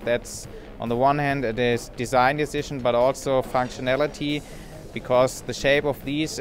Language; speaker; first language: English; non-native, fluent; German